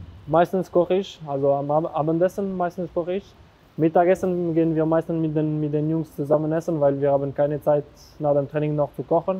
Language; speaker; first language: German; non-native, local second language; French